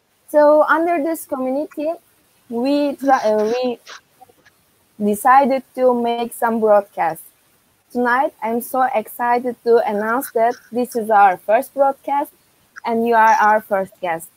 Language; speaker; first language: English; non-native, fluent; Turkish